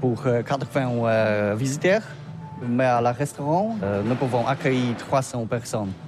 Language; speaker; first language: French; non-native, learner; Polish